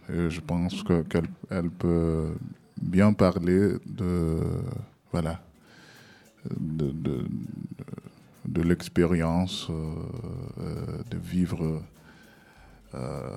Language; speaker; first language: French; non-native, learner; Portuguese